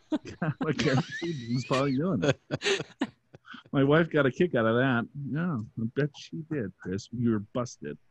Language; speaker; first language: English; native; English